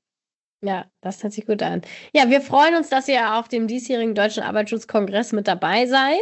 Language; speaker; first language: German; native; German